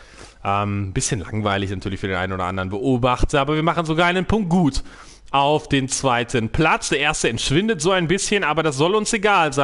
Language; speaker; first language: German; native; German